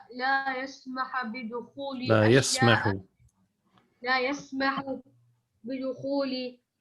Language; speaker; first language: Arabic; non-native, learner; English